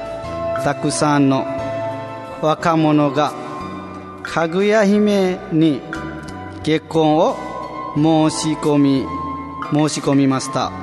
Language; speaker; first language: Japanese; non-native, fluent; Nepali